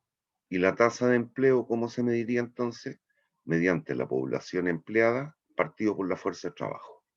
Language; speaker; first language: Spanish; native; Spanish